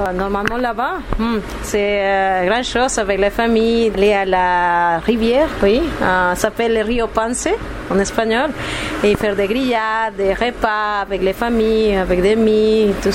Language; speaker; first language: French; non-native, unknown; Spanish